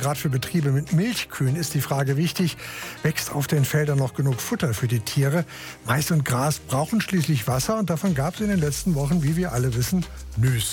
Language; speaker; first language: German; native; German